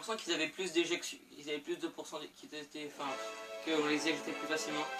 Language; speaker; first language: French; native; French